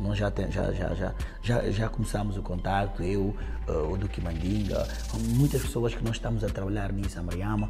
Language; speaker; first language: Portuguese; non-native, local second language; Upper Guinea Crioulo